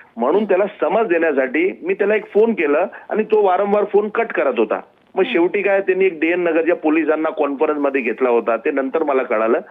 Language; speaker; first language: Marathi; non-native, local second language; Gujarati